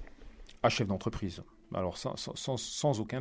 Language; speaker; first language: French; native; French